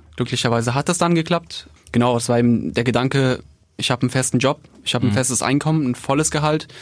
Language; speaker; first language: German; early bilingual, other home language; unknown